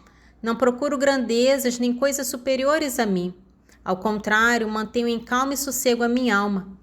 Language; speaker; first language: Portuguese; native; Portuguese